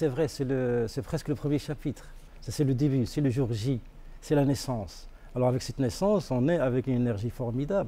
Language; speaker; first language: French; non-native, local second language; Arabic